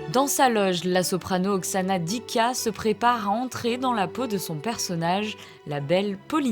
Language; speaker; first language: French; native; French